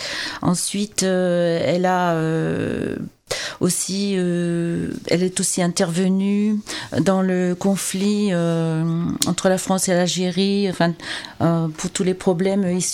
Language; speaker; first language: French; native; French